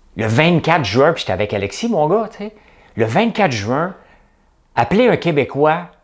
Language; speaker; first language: French; native; French